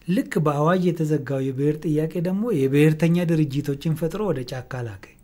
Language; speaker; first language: Amharic; non-native, local second language; Oromo